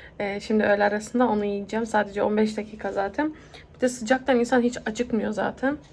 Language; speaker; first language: Turkish; early bilingual, heritage; Turkish